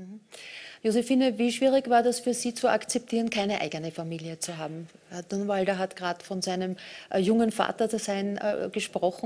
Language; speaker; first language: German; native; German